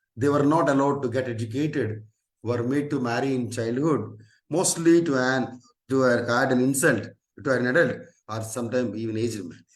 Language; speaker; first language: English; non-native, local second language; Telugu